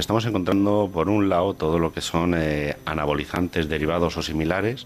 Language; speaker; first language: Spanish; native; Spanish